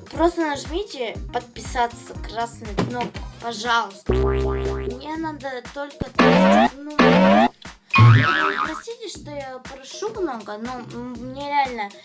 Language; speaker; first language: Russian; non-native, local second language; Ukrainian